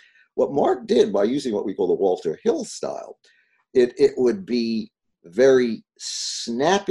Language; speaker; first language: English; native; English